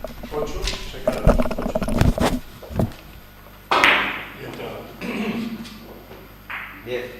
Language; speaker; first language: Spanish; native; Spanish